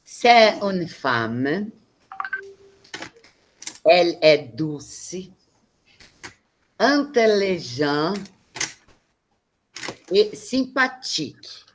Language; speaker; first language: French; non-native, learner; Portuguese